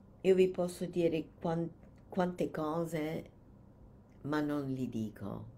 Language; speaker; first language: Italian; non-native, fluent; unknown